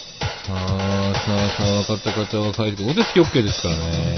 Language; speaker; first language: Japanese; native; Japanese